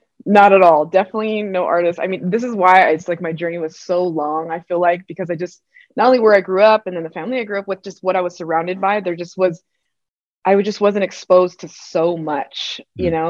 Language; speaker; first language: English; native; English